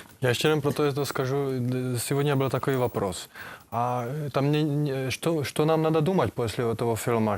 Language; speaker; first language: Russian; non-native, learner; Czech